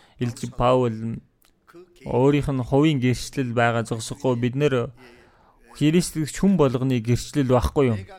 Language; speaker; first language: Mongolian; non-native, fluent; Korean